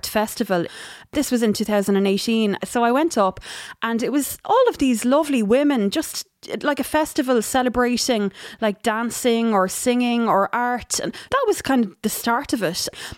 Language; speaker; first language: English; native; English